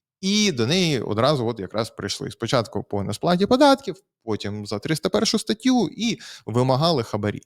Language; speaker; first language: Ukrainian; native; Ukrainian